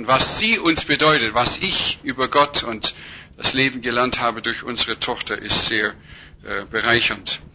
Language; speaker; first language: German; non-native, fluent; English